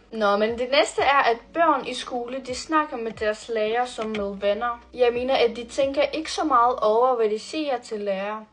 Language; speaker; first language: Danish; non-native, fluent; Ukrainian